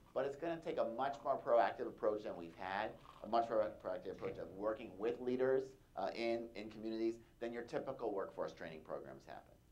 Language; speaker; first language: English; native; English